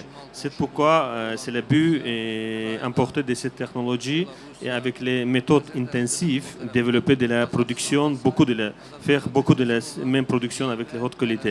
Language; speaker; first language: French; non-native, learner; Azerbaijani